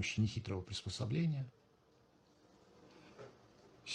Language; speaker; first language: Czech; non-native, learner; Russian